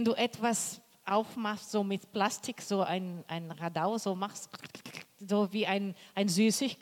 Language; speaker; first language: German; non-native, fluent; Portuguese